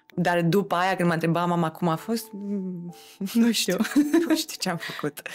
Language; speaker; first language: Romanian; native; Romanian